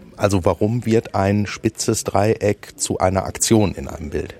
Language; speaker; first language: German; native; German